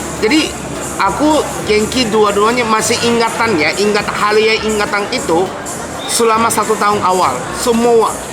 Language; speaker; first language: Indonesian; non-native, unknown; Japanese